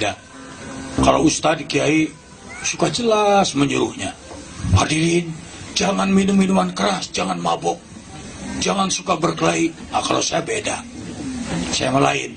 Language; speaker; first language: Indonesian; non-native, local second language; Sundanese